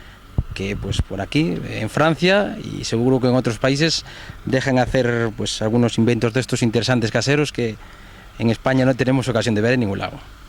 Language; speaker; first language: Spanish; native; Spanish